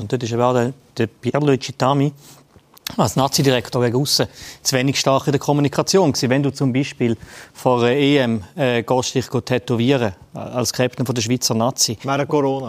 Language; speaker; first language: German; native; German